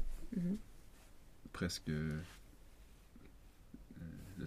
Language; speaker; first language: French; non-native, learner; Swedish